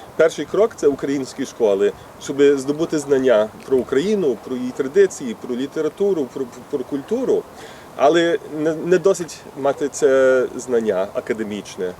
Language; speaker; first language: Ukrainian; early bilingual, heritage; Ukrainian